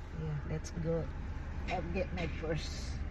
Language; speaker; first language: English; non-native, fluent; Filipino